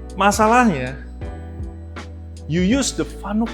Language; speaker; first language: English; non-native, fluent; Indonesian